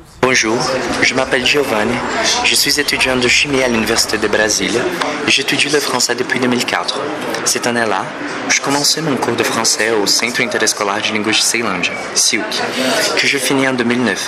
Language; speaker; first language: French; non-native, fluent; Portuguese